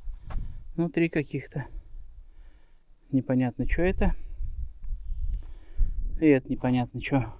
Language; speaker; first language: Russian; native; Russian